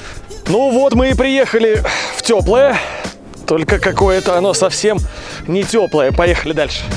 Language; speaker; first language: Russian; native; Russian